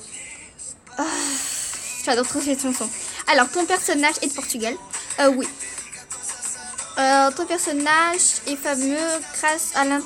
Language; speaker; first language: French; early bilingual, other home language; Portuguese